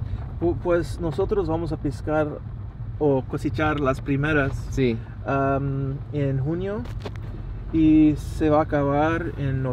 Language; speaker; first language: Spanish; non-native, learner; English